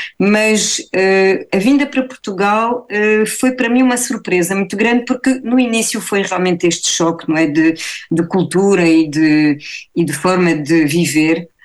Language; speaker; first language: Portuguese; early bilingual, heritage; Portuguese